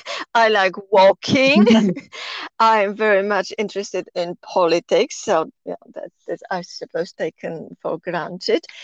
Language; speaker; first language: English; non-native, fluent; Polish